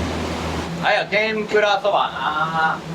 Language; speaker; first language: Japanese; native; Japanese